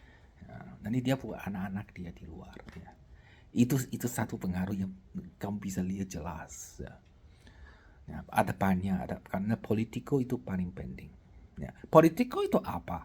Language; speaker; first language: Indonesian; non-native, fluent; Chinese